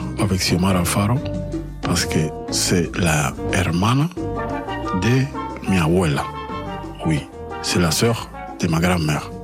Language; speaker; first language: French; non-native, learner; Spanish